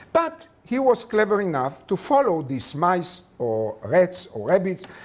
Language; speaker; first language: English; non-native, fluent; Hebrew